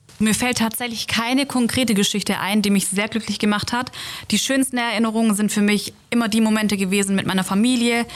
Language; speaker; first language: German; native; German